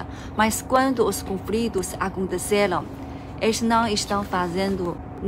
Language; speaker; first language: Portuguese; non-native, fluent; Chinese